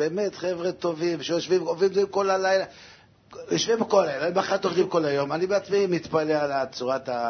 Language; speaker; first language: Hebrew; native; Hebrew